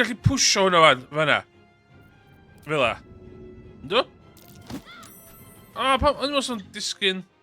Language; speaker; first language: Welsh; non-native, learner; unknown